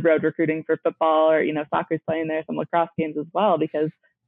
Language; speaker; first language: English; native; English